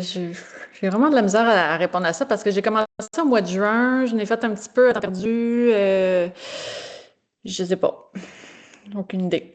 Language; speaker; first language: French; native; French